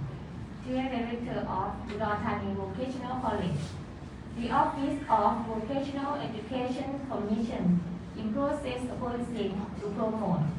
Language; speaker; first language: English; non-native, fluent; Thai